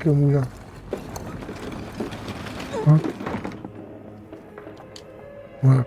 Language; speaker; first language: French; native; French